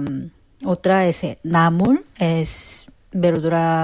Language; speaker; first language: Spanish; non-native, fluent; Korean